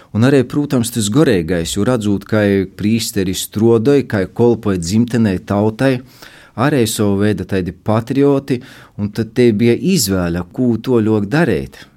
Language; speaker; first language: Latvian; native; Latvian